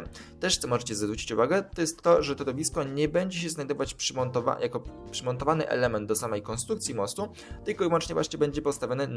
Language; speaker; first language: Polish; native; Polish